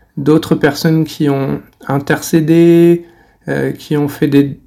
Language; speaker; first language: French; native; French